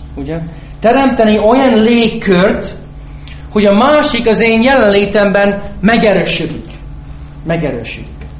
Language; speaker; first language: Hungarian; non-native, fluent; English